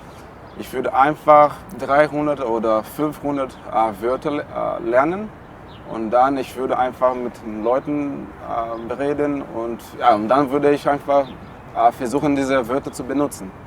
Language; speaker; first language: German; non-native, fluent; Portuguese